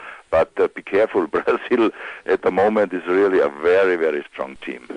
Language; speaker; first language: English; non-native, fluent; German